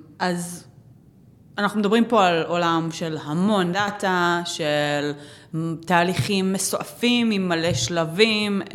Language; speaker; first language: Hebrew; native; Hebrew